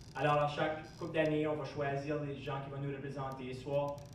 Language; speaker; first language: French; non-native, local second language; English